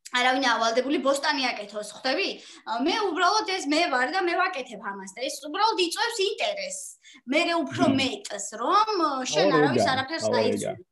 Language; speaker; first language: Georgian; native; Georgian